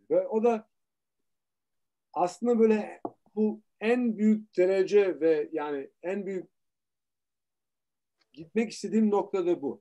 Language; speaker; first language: Turkish; early bilingual, heritage; Turkish